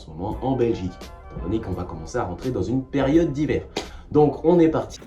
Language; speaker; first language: French; native; French